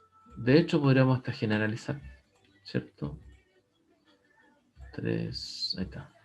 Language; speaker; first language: Spanish; native; Spanish